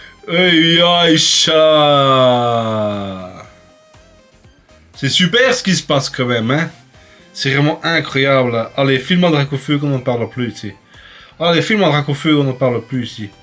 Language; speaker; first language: French; native; French